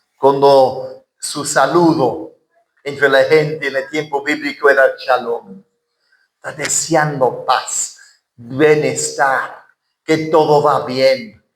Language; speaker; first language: Spanish; non-native, fluent; English